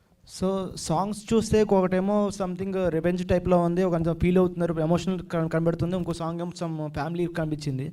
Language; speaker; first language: Telugu; native; Telugu